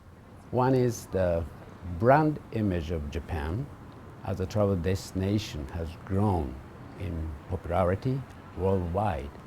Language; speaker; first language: English; non-native, fluent; Japanese